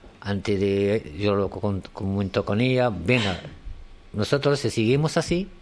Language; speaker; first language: Spanish; non-native, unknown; Arabic